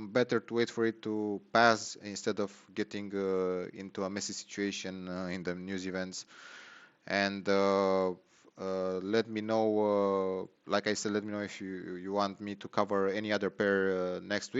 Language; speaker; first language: English; non-native, fluent; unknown